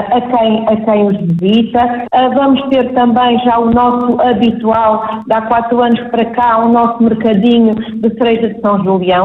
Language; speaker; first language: Portuguese; native; Portuguese